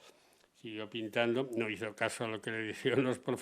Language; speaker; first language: Spanish; native; Spanish